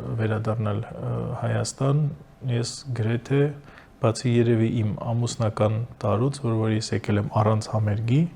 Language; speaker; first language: Armenian; native; Armenian